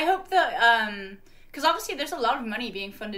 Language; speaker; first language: English; native; English